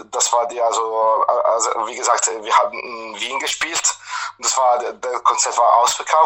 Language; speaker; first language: German; non-native, fluent; Italian